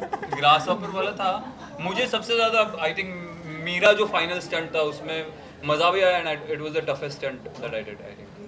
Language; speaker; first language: Hindi; native; Hindi